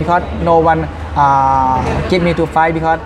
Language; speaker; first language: English; non-native, learner; Thai